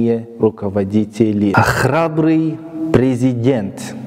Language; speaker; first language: Russian; non-native, local second language; Kyrgyz